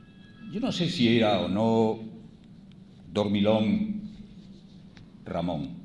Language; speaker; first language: Spanish; native; Spanish